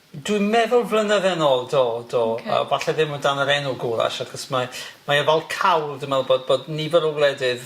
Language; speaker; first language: Welsh; native; Welsh